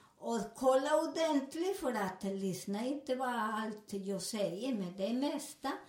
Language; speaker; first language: Swedish; non-native, learner; Spanish